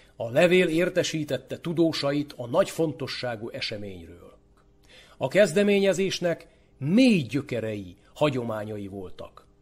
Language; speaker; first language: Hungarian; native; Hungarian